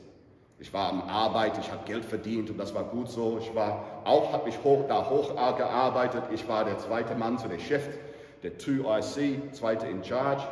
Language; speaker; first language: German; non-native, fluent; English